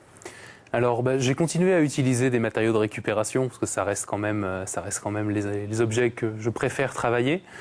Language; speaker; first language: French; native; French